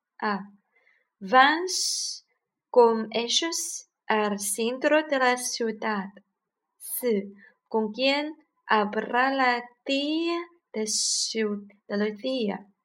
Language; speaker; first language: Spanish; non-native, learner; Chinese